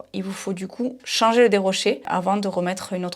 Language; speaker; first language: French; native; French